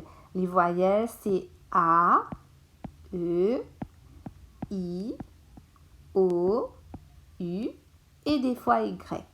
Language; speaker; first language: French; non-native, local second language; Morisyen